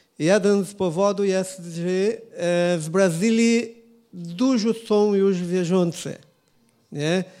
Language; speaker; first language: Polish; non-native, learner; Portuguese